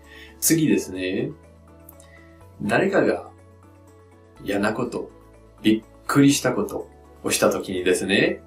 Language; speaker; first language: Japanese; non-native, fluent; French